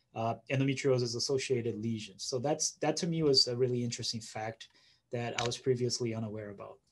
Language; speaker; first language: English; non-native, fluent; Portuguese